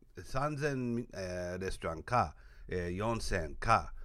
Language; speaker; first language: Japanese; non-native, learner; English